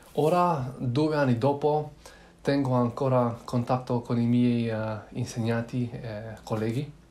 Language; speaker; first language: Italian; non-native, learner; Romanian